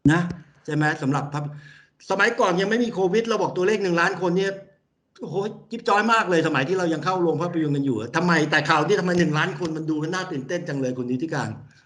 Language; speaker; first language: Thai; native; Thai